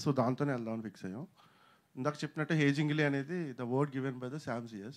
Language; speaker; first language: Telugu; native; Telugu